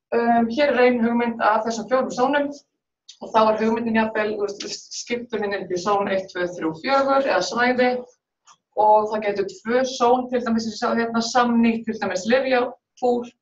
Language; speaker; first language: Icelandic; native; Icelandic